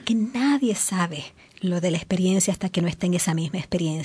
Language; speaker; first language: Spanish; native; Spanish